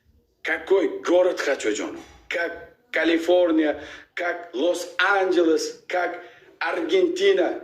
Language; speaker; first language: Russian; non-native, learner; Uzbek